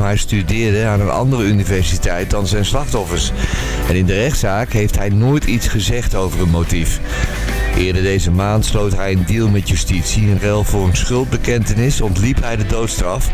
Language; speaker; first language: Dutch; native; Dutch